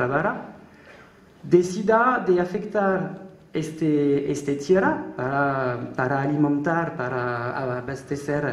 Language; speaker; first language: Spanish; non-native, learner; French